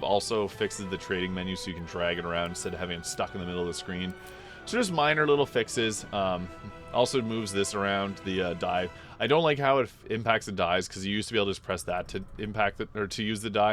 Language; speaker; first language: English; native; English